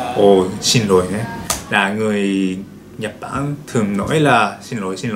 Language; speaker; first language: Vietnamese; non-native, learner; Japanese